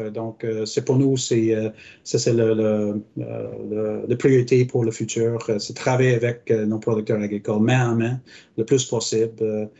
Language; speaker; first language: French; non-native, local second language; English